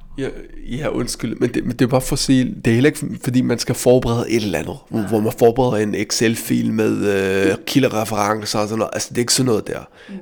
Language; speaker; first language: Danish; early bilingual, other home language; Riffian